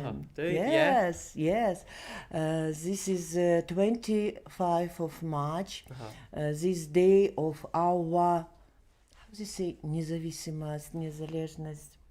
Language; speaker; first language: English; non-native, learner; Belarusian